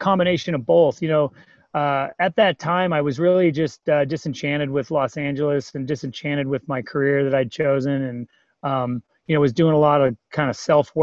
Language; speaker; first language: English; native; English